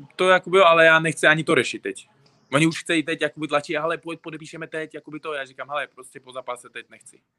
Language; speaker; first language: Czech; non-native, fluent; Uzbek